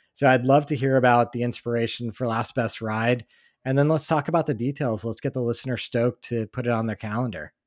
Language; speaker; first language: English; native; English